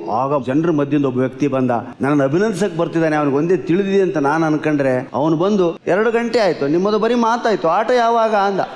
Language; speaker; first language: Kannada; native; Kannada